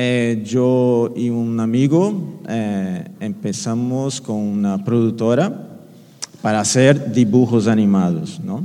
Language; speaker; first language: Spanish; non-native, fluent; Portuguese